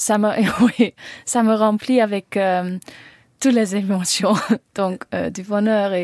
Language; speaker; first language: French; non-native, learner; Dutch